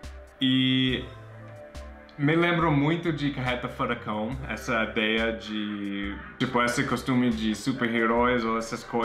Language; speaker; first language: Portuguese; non-native, fluent; English